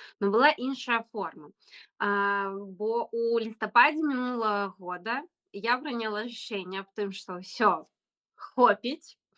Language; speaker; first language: Belarusian; non-native, local second language; Russian